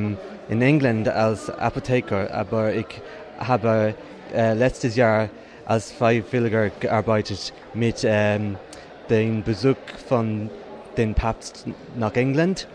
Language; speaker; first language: German; non-native, fluent; English